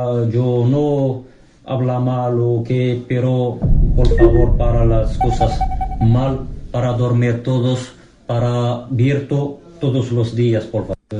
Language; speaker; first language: Spanish; non-native, learner; Arabic